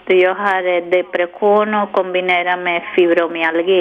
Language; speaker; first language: Swedish; non-native, learner; Spanish